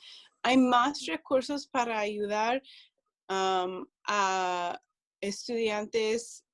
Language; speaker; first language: Spanish; non-native, fluent; English